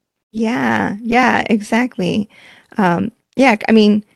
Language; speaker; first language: English; early bilingual, other home language; Spanish